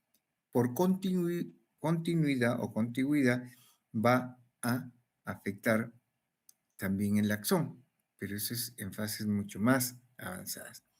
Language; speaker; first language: Spanish; native; Spanish